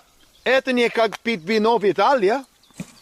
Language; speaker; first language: Russian; non-native, learner; English